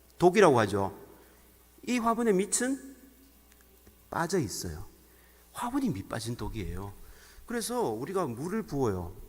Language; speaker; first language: Korean; native; Korean